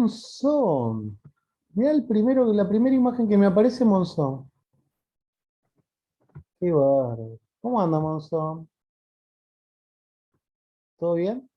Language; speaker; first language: Spanish; native; Spanish